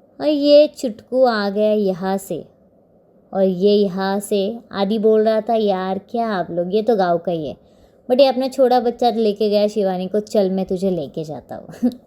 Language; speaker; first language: Hindi; non-native, local second language; Marathi